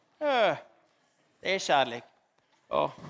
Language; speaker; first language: Swedish; non-native, fluent; Spanish